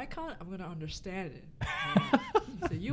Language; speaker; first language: English; non-native, fluent; Chinese